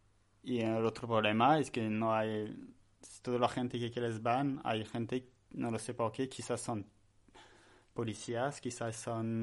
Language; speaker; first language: Spanish; non-native, learner; French